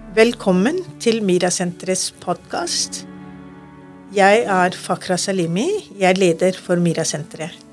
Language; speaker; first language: Norwegian; non-native, fluent; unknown